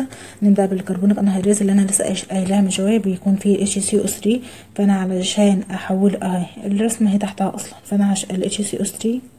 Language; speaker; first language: Arabic; native; Arabic